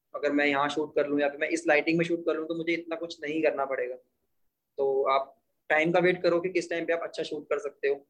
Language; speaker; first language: Hindi; native; Hindi